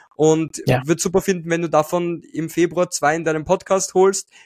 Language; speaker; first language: German; native; German